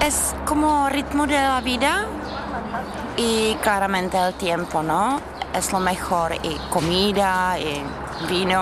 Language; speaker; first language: Spanish; non-native, fluent; Czech